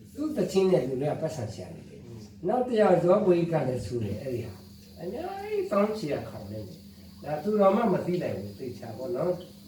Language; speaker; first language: Burmese; non-native, local second language; Hakha Chin